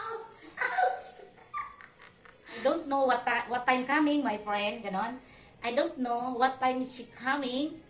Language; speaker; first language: English; non-native, learner; Filipino